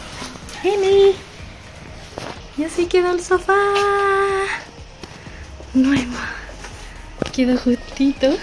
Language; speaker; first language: Spanish; native; Spanish